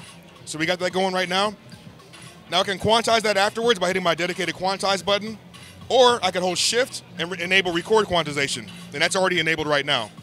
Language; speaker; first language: English; native; English